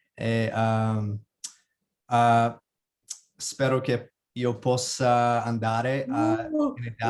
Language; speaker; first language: Italian; non-native, learner; English